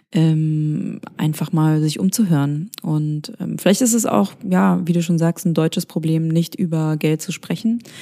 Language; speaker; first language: German; native; German